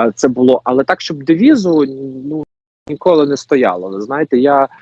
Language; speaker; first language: Ukrainian; native; Ukrainian